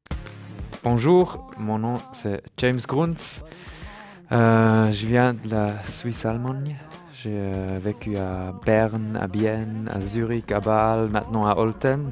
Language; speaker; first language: French; non-native, learner; German